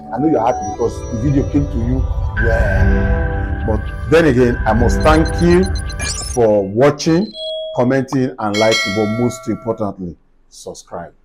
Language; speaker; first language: Nigerian Pidgin; non-native, local second language; Hausa